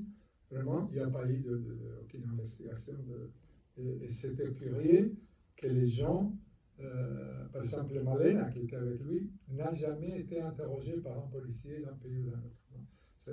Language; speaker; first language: French; non-native, fluent; Spanish